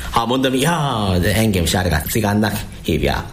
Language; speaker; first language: Hungarian; non-native, learner; Korean